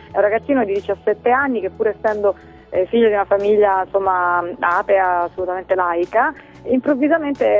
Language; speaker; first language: Italian; early bilingual, other home language; Finnish